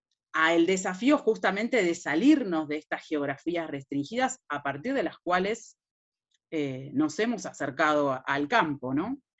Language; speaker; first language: Spanish; native; Spanish